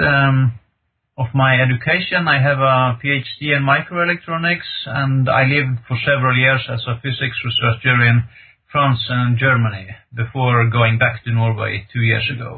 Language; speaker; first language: English; non-native, fluent; Norwegian